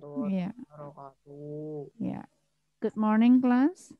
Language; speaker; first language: English; non-native, fluent; Indonesian